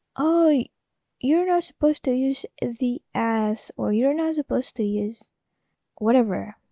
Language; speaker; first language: English; non-native, fluent; Indonesian